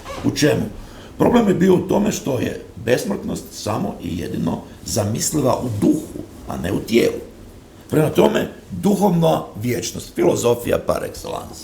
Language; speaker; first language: Croatian; native; Croatian